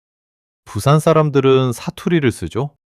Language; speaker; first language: Korean; early bilingual, heritage; English